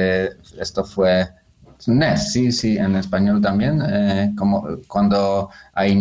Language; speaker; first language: Spanish; non-native, learner; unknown